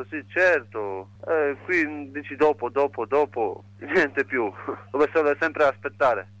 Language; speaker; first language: Italian; non-native, learner; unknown